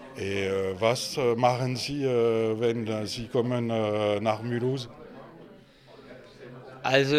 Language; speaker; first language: German; non-native, learner; French